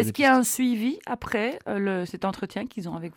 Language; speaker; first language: French; native; French